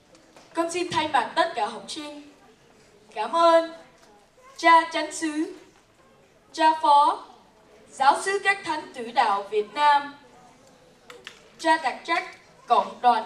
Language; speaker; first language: Vietnamese; early bilingual, heritage; Vietnamese